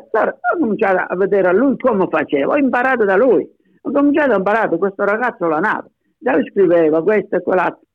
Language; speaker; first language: Italian; native; Italian